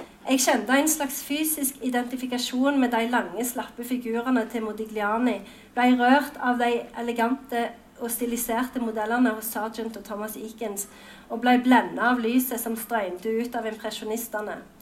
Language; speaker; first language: Norwegian; native; Norwegian